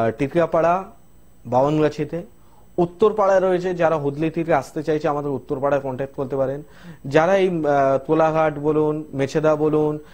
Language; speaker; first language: Bangla; non-native, local second language; Hindi